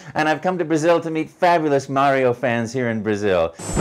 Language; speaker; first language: English; native; English